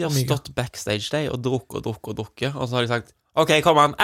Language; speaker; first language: Norwegian; native; Norwegian